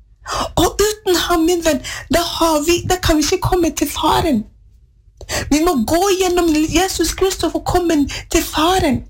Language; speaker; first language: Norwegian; non-native, fluent; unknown